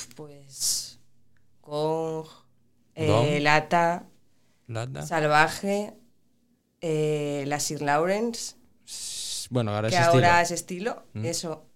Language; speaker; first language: Spanish; native; Spanish